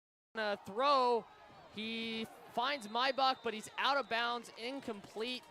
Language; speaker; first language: English; native; English